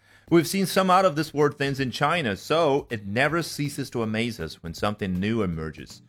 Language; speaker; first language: English; non-native, fluent; Chinese